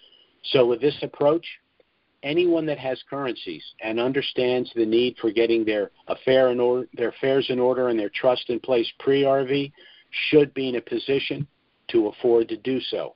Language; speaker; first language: English; native; English